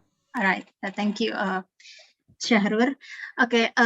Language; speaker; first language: English; non-native, learner; Indonesian